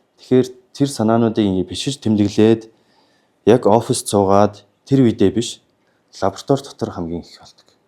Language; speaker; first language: Mongolian; native; Mongolian